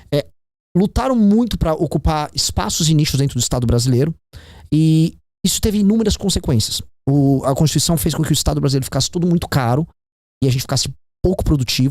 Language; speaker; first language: Portuguese; native; Portuguese